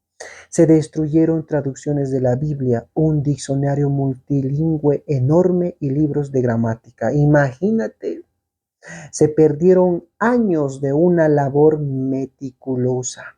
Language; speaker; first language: Spanish; native; Spanish